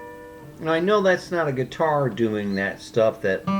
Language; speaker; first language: English; native; English